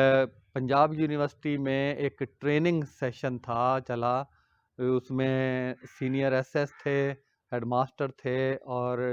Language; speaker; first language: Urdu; non-native, local second language; Punjabi